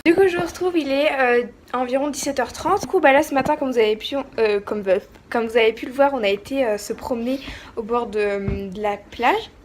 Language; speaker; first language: French; native; French